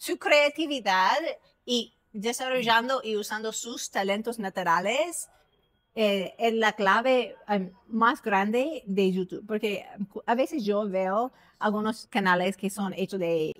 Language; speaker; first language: Spanish; non-native, fluent; English